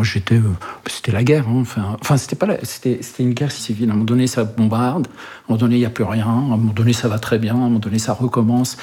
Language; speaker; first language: French; early bilingual, other home language; Arabic